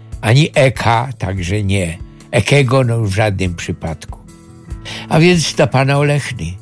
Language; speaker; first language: Polish; native; Polish